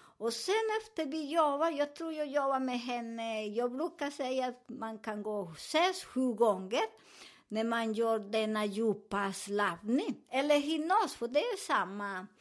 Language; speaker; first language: Swedish; non-native, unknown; Spanish